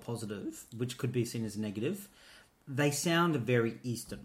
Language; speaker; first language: English; native; English